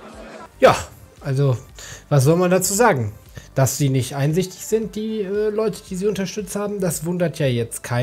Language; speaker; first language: German; native; German